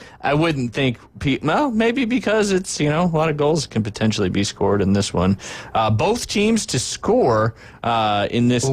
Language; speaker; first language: English; native; English